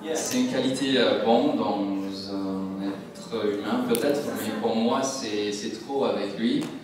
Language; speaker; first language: French; non-native, learner; English